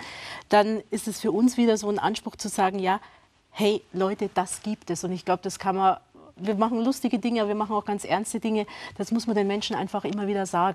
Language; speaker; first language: German; native; German